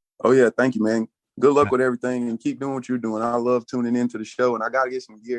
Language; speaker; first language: English; native; English